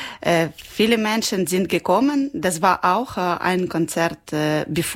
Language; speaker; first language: German; non-native, learner; Ukrainian